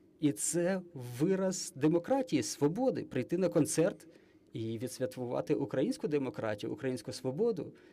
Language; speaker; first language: Ukrainian; non-native, fluent; English